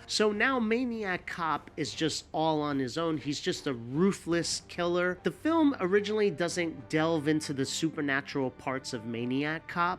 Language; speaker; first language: English; native; English